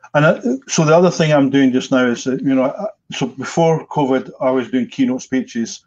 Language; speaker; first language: English; native; English